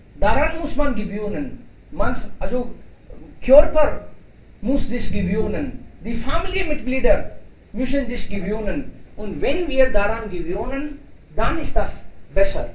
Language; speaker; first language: German; non-native, fluent; Hindi